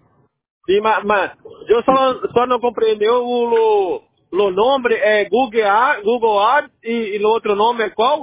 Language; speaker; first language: Spanish; non-native, learner; Portuguese